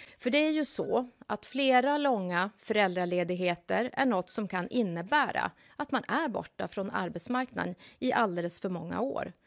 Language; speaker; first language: Swedish; native; Swedish